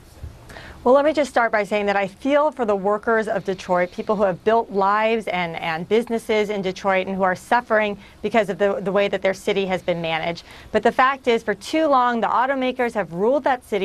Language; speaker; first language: English; native; English